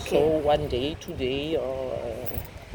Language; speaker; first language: English; non-native, learner; French